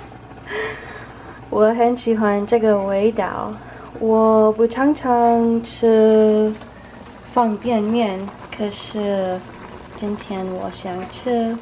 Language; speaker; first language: Chinese; non-native, learner; English